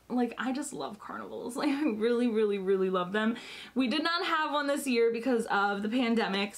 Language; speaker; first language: English; native; English